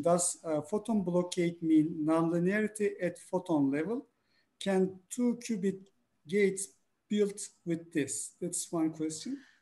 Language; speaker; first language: English; non-native, fluent; Turkish